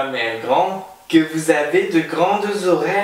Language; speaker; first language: French; native; French